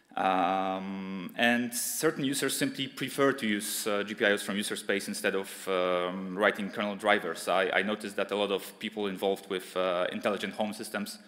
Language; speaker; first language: English; non-native, fluent; Polish